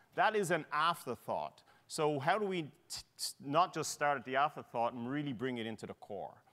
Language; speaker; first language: English; native; English